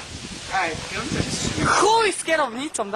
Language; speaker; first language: Polish; native; Polish